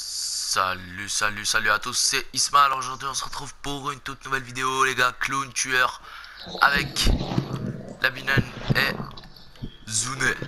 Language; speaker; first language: French; native; French